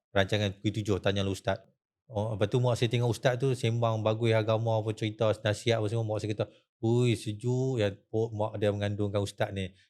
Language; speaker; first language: Malay; native; Malay